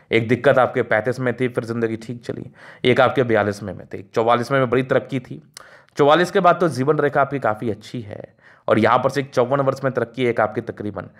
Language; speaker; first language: Hindi; native; Hindi